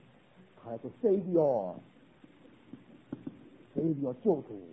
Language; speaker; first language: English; non-native, fluent; Chinese